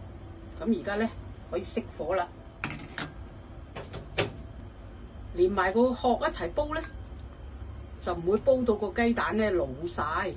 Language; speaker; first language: Cantonese; native; Cantonese